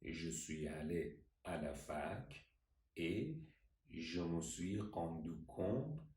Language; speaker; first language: French; non-native, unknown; Persian